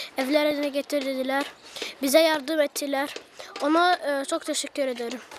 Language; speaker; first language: Turkish; non-native, learner; Arabic